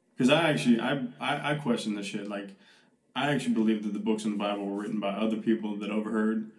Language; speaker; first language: English; native; English